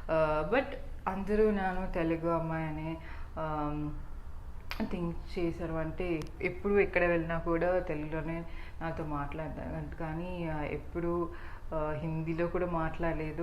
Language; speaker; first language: Telugu; non-native, learner; Tamil